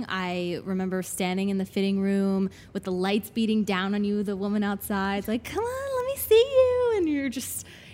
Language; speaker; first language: English; native; English